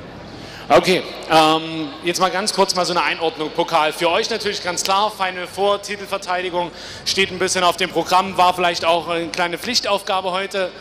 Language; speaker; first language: German; native; German